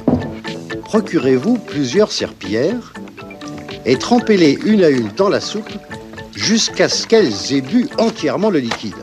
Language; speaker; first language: French; native; French